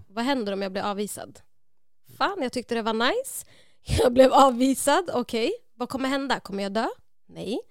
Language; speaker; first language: Swedish; native; Swedish